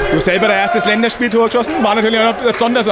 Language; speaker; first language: German; native; German